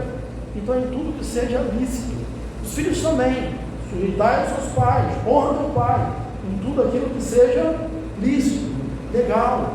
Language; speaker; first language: Portuguese; native; Portuguese